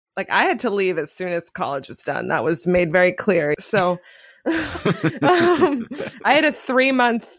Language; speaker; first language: English; native; English